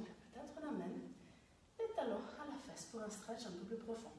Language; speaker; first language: French; non-native, fluent; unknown